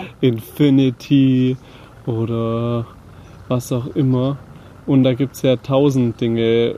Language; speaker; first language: German; native; German